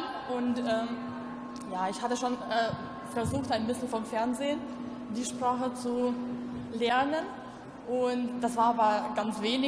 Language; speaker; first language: German; non-native, local second language; Albanian